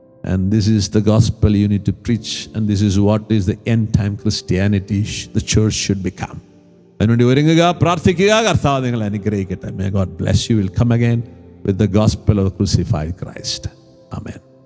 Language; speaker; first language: English; non-native, local second language; Malayalam